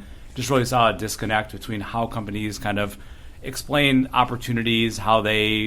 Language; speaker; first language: English; native; English